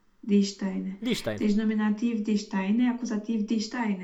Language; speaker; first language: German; non-native, learner; Romanian